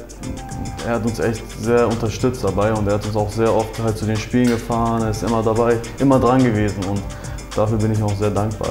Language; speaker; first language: German; early bilingual, other home language; Turkish